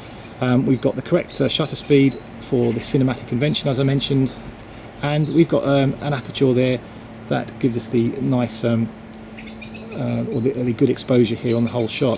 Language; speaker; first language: English; native; English